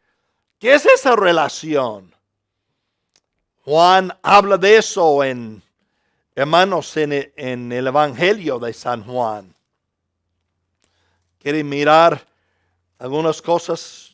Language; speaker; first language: Spanish; non-native, fluent; English